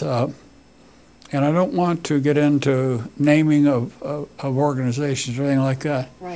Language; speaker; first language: English; native; English